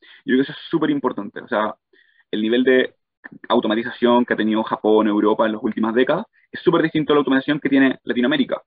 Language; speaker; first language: Spanish; native; Spanish